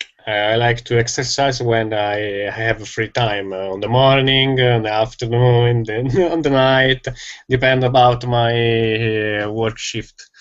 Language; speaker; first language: English; non-native, learner; Italian